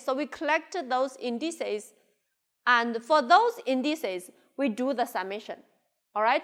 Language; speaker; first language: English; non-native, local second language; Chinese